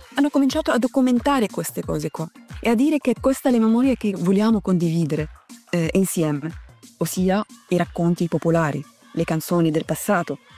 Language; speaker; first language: Italian; non-native, fluent; Arabic